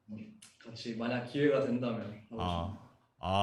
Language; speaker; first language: Korean; native; Korean